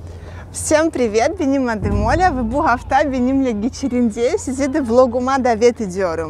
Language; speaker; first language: Turkish; non-native, fluent; Russian